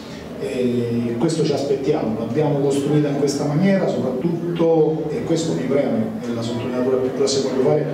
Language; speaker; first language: Italian; native; Italian